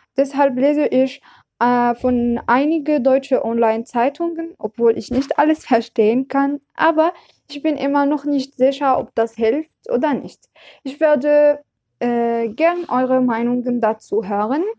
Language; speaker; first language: German; non-native, learner; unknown